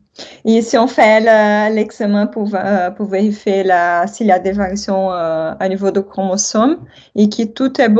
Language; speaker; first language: French; non-native, fluent; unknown